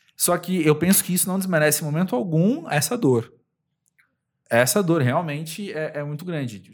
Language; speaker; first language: Portuguese; native; Portuguese